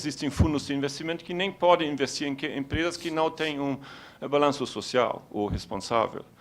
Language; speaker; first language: Portuguese; non-native, fluent; German